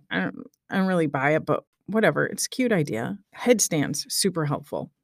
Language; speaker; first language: English; native; English